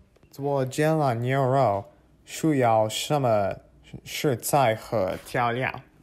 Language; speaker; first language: Chinese; non-native, learner; English